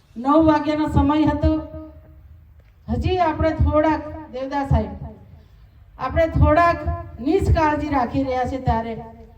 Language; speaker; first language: Gujarati; non-native, local second language; Bhili